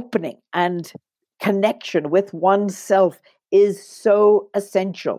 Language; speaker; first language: English; native; English